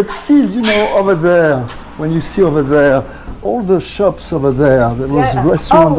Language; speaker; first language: English; non-native, learner; French